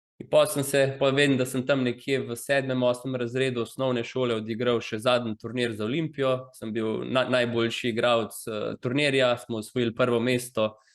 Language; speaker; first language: Slovenian; early bilingual, other home language; Croatian